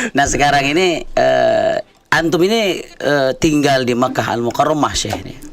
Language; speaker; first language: Indonesian; native; Indonesian